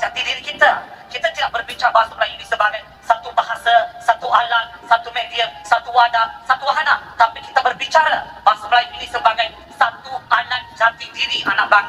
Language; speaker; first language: Malay; native; Malay